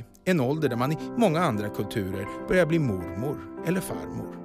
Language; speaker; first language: Swedish; native; Swedish